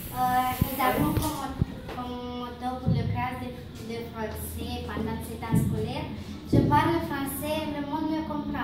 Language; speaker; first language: French; non-native, learner; Romanian